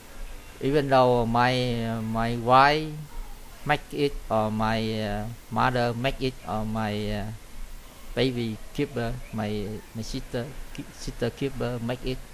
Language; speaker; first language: English; non-native, learner; Vietnamese